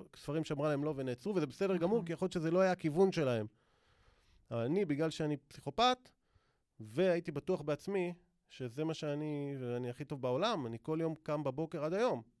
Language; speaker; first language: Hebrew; native; Hebrew